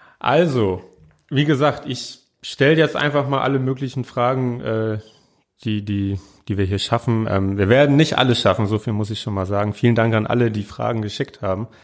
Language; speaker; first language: German; native; German